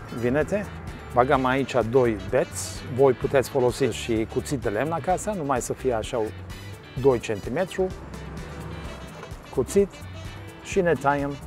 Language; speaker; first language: Romanian; non-native, learner; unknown